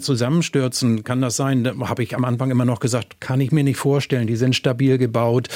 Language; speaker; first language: German; native; German